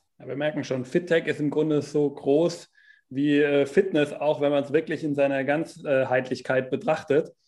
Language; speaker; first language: German; native; German